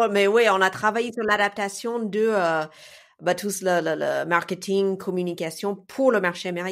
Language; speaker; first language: French; non-native, fluent; English